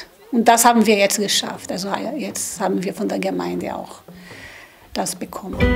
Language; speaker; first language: German; non-native, learner; Portuguese